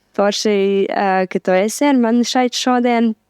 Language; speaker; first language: Latvian; native; Latvian